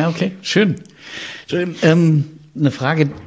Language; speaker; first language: German; native; German